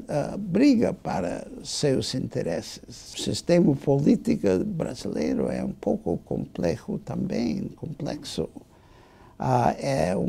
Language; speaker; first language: Portuguese; non-native, fluent; English